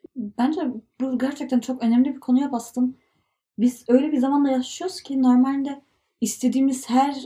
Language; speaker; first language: Turkish; early bilingual, heritage; Turkish